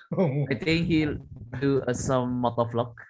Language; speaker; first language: English; non-native, learner; Indonesian